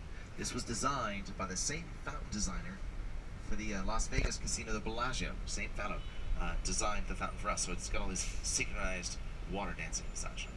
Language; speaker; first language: English; native; English